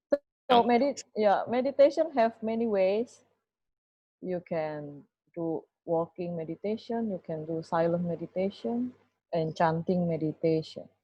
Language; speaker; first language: English; non-native, fluent; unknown